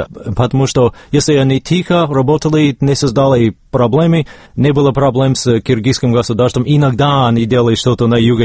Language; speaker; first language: Russian; non-native, fluent; English